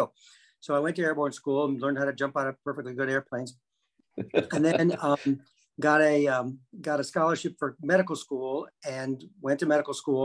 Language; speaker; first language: English; native; English